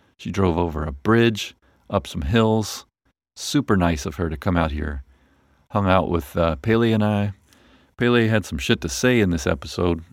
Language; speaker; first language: English; native; English